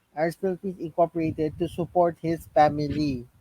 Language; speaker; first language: English; non-native, local second language; Filipino